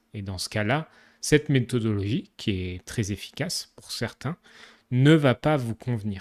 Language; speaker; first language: French; native; French